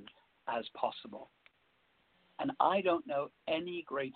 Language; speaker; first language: English; native; English